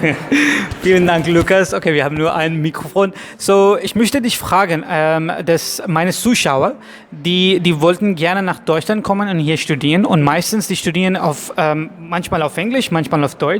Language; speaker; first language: German; non-native, learner; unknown